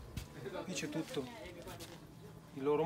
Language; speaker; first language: Italian; native; Italian